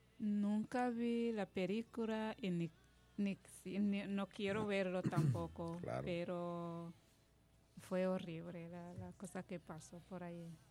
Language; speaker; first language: Spanish; non-native, fluent; Kinyarwanda